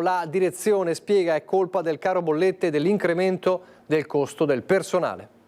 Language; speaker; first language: Italian; native; Italian